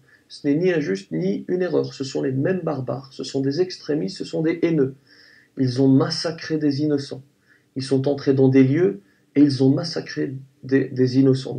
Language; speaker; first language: French; native; French